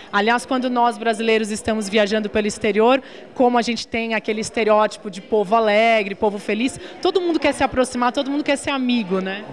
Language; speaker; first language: Portuguese; native; Portuguese